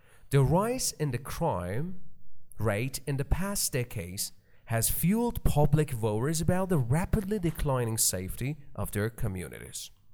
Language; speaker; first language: English; non-native, fluent; Persian